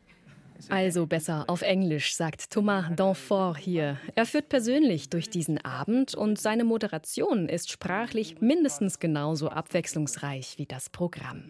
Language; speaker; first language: German; native; German